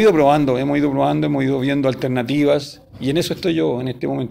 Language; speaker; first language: Spanish; native; Spanish